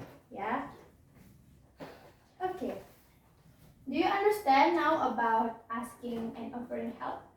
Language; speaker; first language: English; non-native, learner; Indonesian